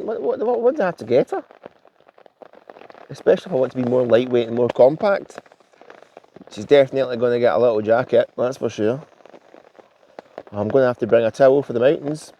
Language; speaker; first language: English; native; English